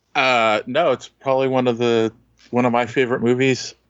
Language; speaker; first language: English; native; English